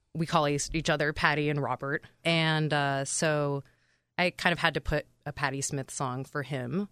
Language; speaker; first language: English; native; English